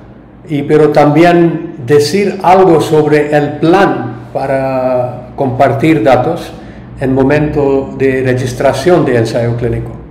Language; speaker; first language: Spanish; non-native, learner; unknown